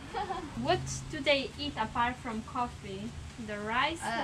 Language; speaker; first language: English; non-native, fluent; Polish